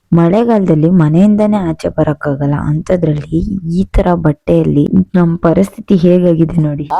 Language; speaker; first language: Kannada; non-native, local second language; Lambadi